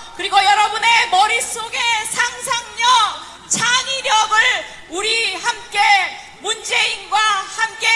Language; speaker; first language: Korean; native; Korean